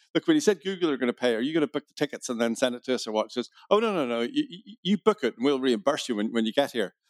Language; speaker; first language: English; native; English